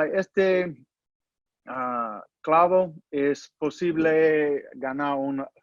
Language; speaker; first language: Spanish; non-native, learner; English